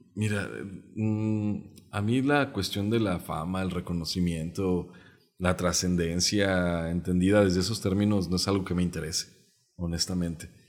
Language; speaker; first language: Spanish; non-native, local second language; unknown